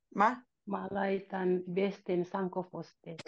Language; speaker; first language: Finnish; non-native, learner; Filipino